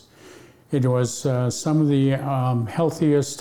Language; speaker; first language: English; early bilingual, other home language; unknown